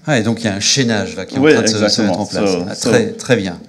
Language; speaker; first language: French; native; French